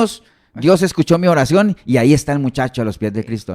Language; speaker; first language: Spanish; native; Spanish